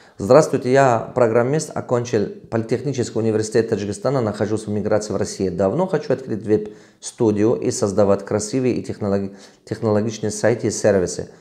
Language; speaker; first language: Russian; non-native, local second language; Tajik